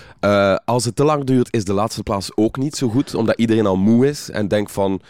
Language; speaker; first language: Dutch; native; Dutch